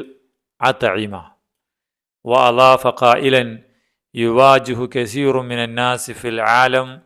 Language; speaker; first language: Arabic; non-native, fluent; Malayalam